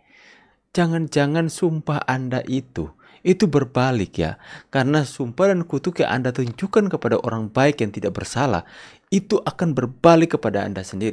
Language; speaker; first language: Indonesian; native; Indonesian